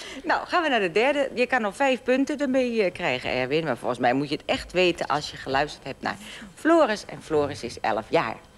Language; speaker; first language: Dutch; native; Dutch